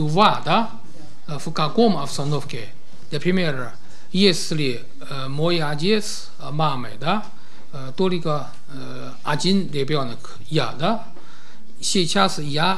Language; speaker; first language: Russian; non-native, learner; Chinese